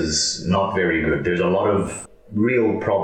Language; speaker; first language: English; native; English